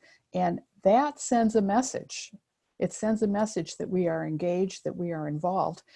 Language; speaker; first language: English; native; English